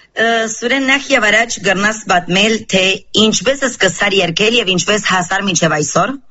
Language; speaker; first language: Armenian; early bilingual, heritage; Armenian